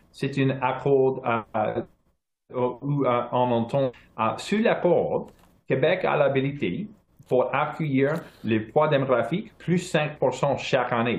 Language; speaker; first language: French; non-native, local second language; English